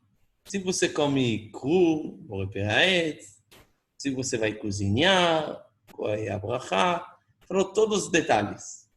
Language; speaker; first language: Portuguese; non-native, fluent; Hebrew